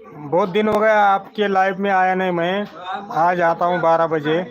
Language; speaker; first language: Hindi; non-native, local second language; Marathi